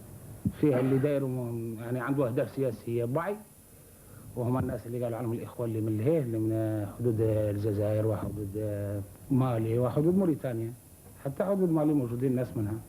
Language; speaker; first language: Arabic; native; Arabic